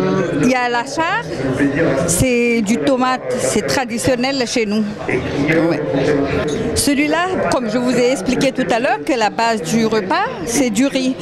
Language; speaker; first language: French; non-native, local second language; Malagasy